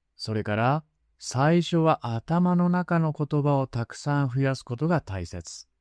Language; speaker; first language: Japanese; native; Japanese